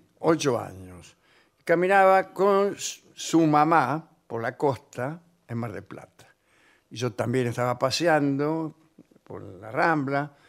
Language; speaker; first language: Spanish; native; Spanish